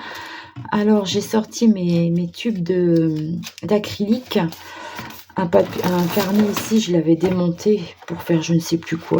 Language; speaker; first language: French; native; French